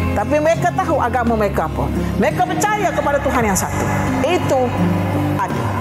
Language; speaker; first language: Malay; native; Malay